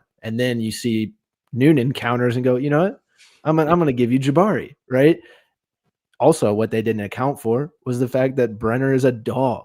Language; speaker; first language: English; native; English